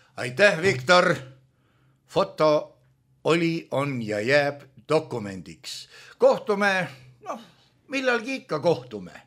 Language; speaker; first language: Estonian; native; Estonian